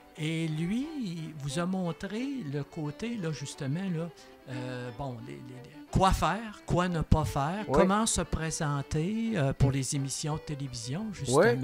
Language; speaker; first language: French; native; French